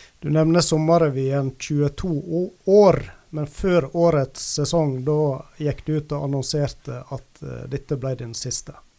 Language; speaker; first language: Norwegian; native; Norwegian